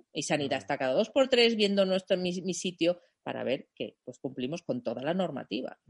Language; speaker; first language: Spanish; non-native, fluent; German